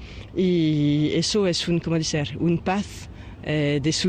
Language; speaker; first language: Spanish; non-native, learner; French